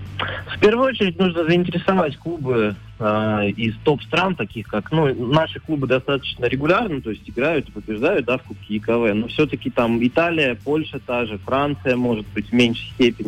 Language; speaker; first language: Russian; native; Russian